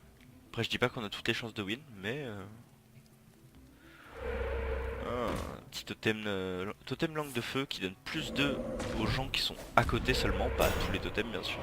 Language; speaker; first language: French; native; French